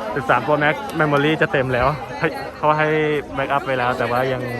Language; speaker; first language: Thai; native; Thai